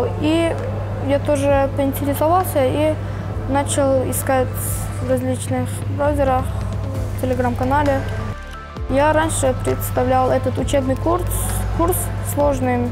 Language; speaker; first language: Russian; non-native, local second language; Uzbek